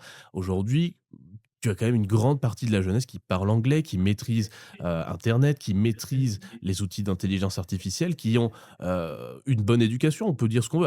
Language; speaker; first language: French; native; French